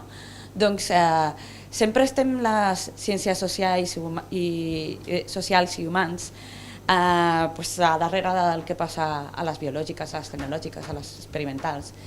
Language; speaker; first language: Catalan; non-native, local second language; Spanish